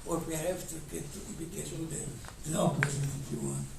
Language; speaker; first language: English; non-native, fluent; Italian